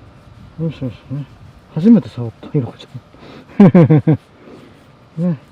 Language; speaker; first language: Japanese; native; Japanese